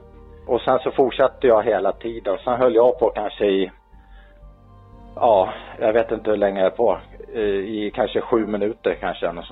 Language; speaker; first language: Swedish; native; Swedish